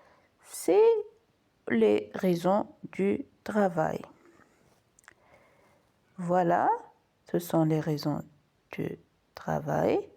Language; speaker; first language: French; non-native, local second language; Arabic